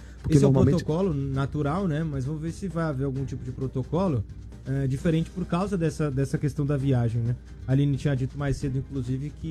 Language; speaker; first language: Portuguese; native; Portuguese